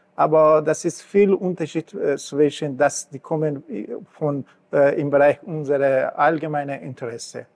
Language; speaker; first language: German; non-native, learner; Persian